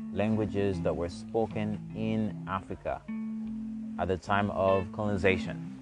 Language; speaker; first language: English; non-native, fluent; Haitian Creole